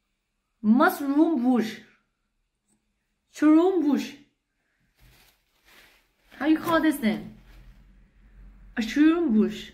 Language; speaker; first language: English; non-native, learner; Thai